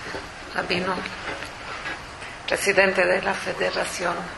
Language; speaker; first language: Spanish; non-native, fluent; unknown